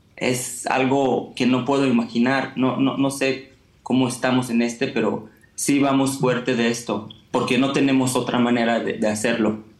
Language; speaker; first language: Spanish; non-native, learner; Hebrew